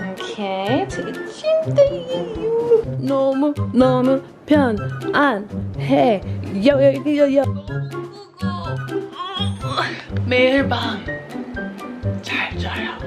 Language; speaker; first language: Korean; non-native, fluent; English